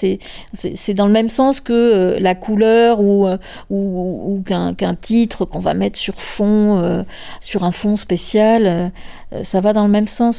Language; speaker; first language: French; native; French